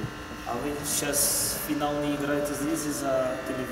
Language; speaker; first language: Russian; non-native, fluent; Portuguese